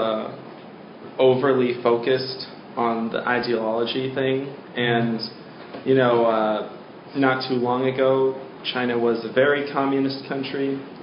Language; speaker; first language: English; native; English